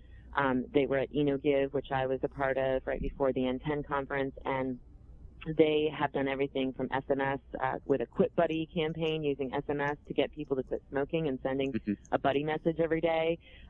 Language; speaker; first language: English; native; English